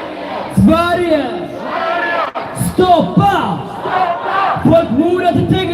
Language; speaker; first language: Swedish; early bilingual, other home language; Tigrinya